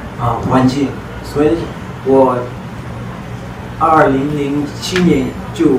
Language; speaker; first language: Chinese; non-native, learner; Tibetan